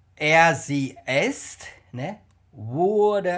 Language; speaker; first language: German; non-native, fluent; Khmer